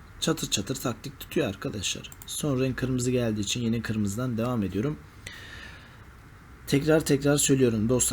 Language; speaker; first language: Turkish; native; Turkish